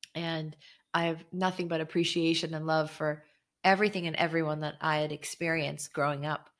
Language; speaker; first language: English; early bilingual, other home language; Hebrew